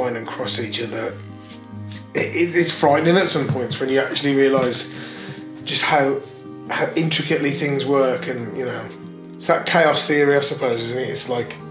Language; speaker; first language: English; native; English